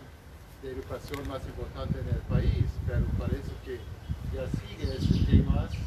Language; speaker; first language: Spanish; non-native, learner; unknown